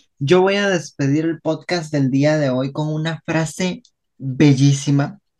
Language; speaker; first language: Spanish; native; Spanish